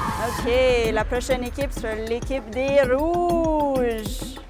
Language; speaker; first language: French; native; French